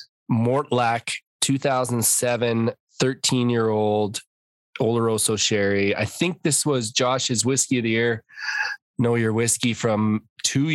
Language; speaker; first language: English; native; English